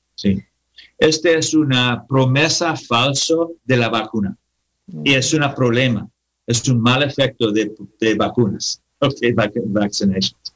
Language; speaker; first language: Spanish; non-native, learner; English